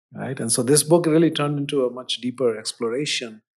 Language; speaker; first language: English; non-native, local second language; Hindi